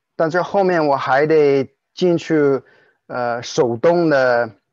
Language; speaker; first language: Chinese; non-native, fluent; English